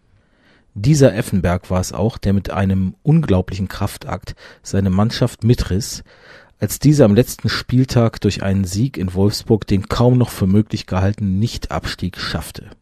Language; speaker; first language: German; native; German